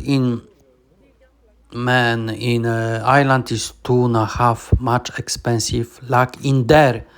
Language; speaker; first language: English; non-native, learner; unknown